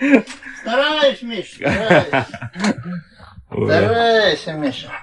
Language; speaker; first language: Russian; native; Russian